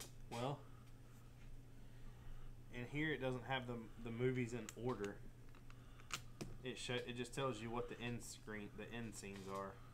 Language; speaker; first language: English; native; English